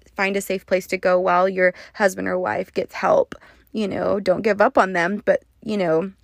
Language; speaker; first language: English; native; English